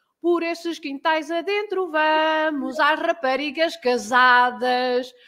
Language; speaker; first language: Portuguese; native; Portuguese